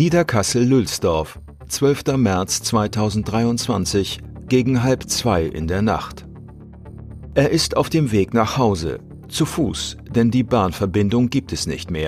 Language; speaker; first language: German; native; German